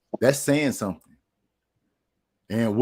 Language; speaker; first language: English; native; English